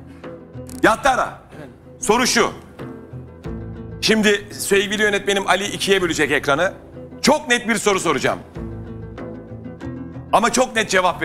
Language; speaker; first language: Turkish; native; Turkish